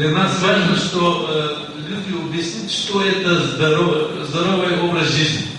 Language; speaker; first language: Russian; non-native, learner; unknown